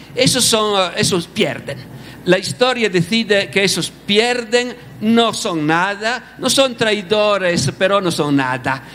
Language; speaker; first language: Spanish; non-native, fluent; Italian